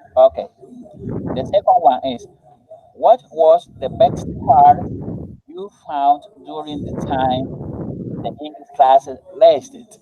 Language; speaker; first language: English; non-native, learner; Spanish